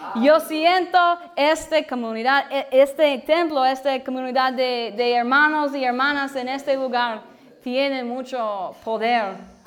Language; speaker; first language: Spanish; non-native, learner; English